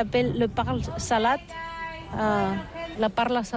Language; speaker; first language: French; non-native, learner; Catalan